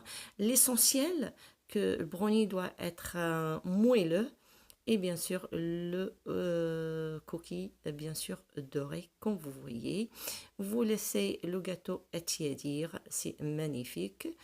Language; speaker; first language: French; non-native, local second language; Arabic